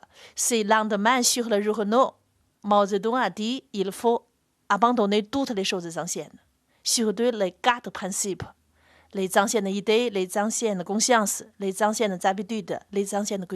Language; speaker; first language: French; non-native, fluent; Chinese